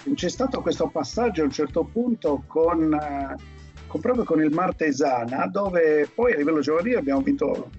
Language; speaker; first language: Italian; native; Italian